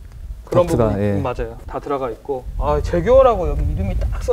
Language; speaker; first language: Korean; native; Korean